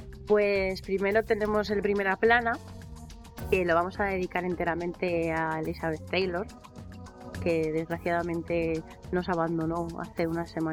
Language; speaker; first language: Spanish; native; Spanish